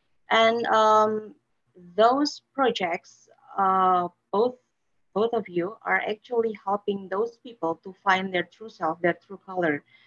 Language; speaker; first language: English; non-native, fluent; Indonesian